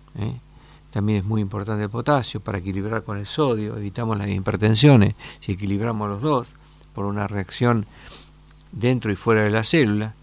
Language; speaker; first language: Spanish; native; Spanish